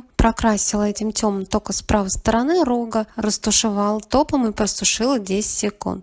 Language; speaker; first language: Russian; native; Russian